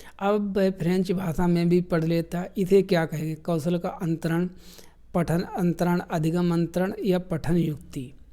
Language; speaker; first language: Hindi; native; Hindi